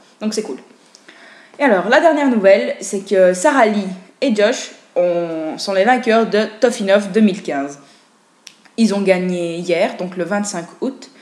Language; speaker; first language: French; native; French